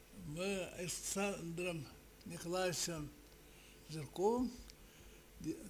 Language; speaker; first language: Russian; non-native, local second language; Yakut